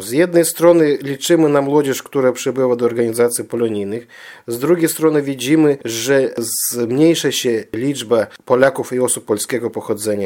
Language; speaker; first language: Polish; early bilingual, heritage; Polish